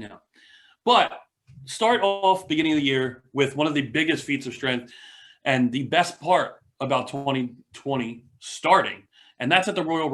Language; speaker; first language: English; native; English